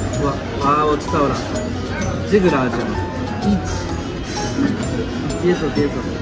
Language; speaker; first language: Chinese; non-native, learner; Japanese